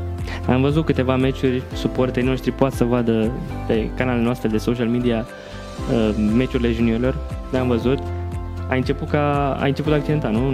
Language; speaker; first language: Romanian; native; Romanian